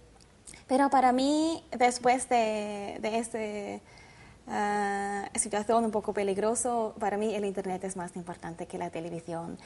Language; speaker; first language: Spanish; non-native, learner; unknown